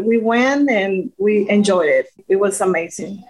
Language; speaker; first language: English; non-native, fluent; Spanish